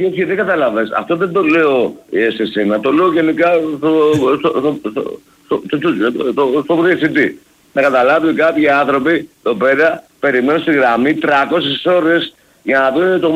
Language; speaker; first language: Greek; native; Greek